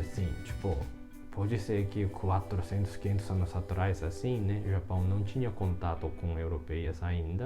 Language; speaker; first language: Portuguese; non-native, fluent; Japanese